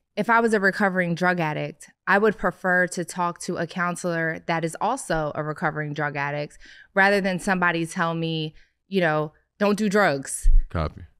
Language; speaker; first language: English; native; English